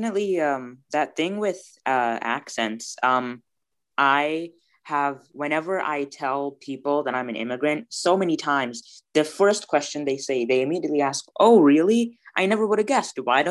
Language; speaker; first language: English; early bilingual, other home language; Bangla